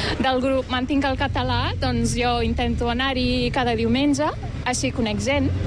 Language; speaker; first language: Catalan; non-native, fluent; Turkish